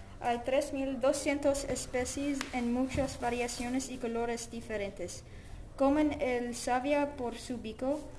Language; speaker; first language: Spanish; non-native, learner; English